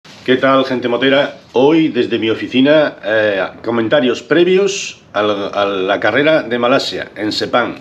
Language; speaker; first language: Spanish; native; Spanish